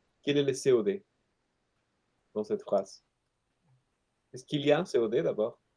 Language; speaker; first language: French; non-native, fluent; Spanish